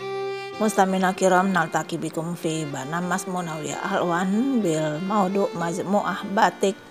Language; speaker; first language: Arabic; non-native, learner; Indonesian